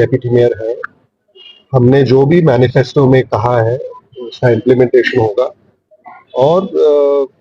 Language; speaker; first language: Hindi; non-native, local second language; Marathi